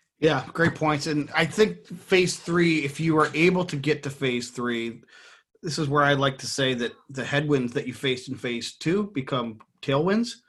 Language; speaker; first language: English; native; English